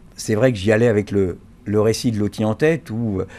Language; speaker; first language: French; native; French